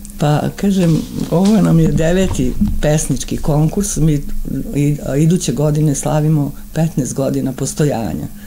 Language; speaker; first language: Serbian; native; Serbian